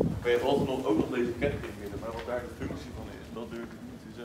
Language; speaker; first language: Dutch; native; Dutch